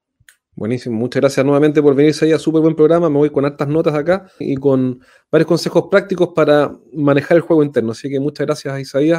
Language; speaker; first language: Spanish; native; Spanish